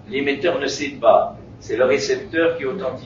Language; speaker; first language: French; native; French